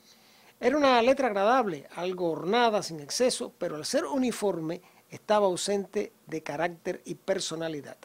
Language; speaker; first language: Spanish; native; Spanish